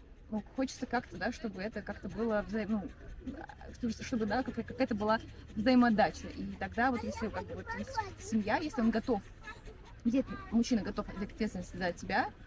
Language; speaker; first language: Russian; native; Russian